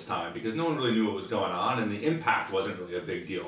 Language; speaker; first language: English; native; English